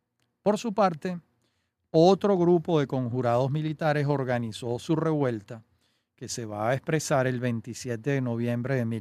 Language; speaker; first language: Spanish; native; Spanish